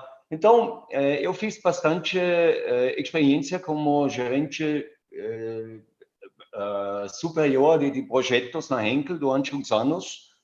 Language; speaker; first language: Portuguese; non-native, fluent; German